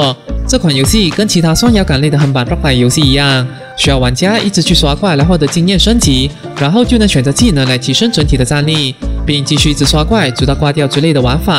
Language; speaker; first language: Chinese; native; Chinese